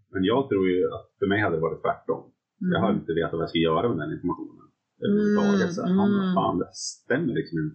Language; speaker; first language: Swedish; native; Swedish